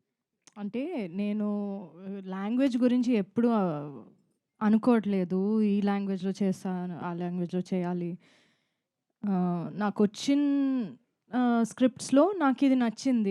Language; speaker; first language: Telugu; non-native, fluent; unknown